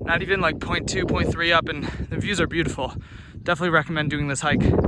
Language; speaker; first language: English; native; English